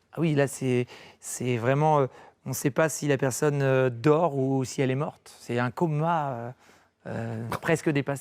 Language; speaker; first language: French; native; French